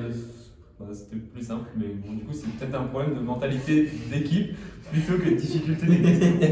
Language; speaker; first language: French; native; French